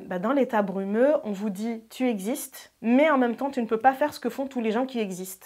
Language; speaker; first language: French; non-native, local second language; Ngazidja Comorian